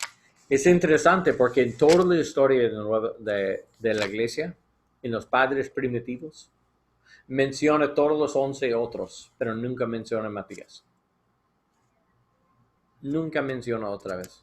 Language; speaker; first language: Spanish; non-native, learner; English